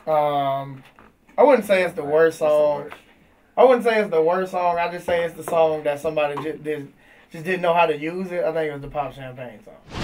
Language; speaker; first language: English; native; English